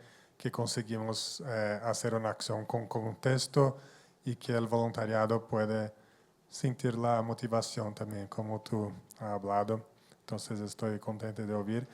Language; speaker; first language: Spanish; non-native, fluent; Portuguese